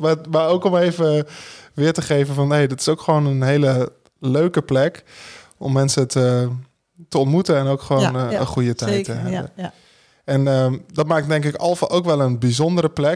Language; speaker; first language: Dutch; native; Dutch